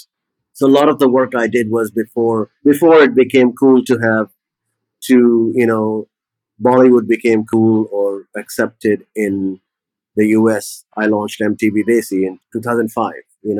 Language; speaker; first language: English; non-native, local second language; Urdu